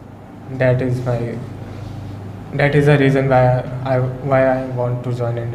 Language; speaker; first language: English; non-native, learner; Hindi